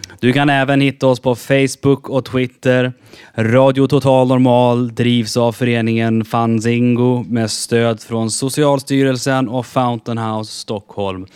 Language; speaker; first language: Swedish; native; Swedish